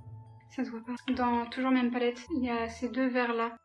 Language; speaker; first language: French; native; French